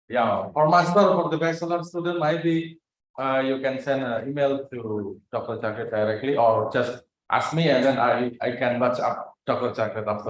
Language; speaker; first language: English; non-native, learner; Indonesian